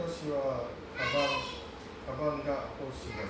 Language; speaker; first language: Japanese; non-native, learner; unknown